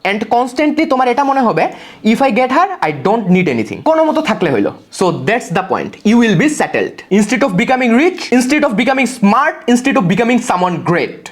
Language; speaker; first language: English; non-native, local second language; Bangla